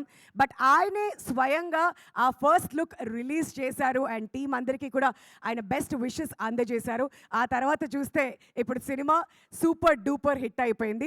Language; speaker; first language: Telugu; native; Telugu